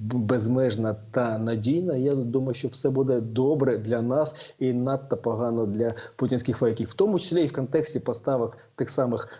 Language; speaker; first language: Ukrainian; native; Ukrainian